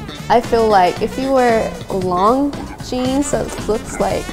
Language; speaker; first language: English; non-native, fluent; Thai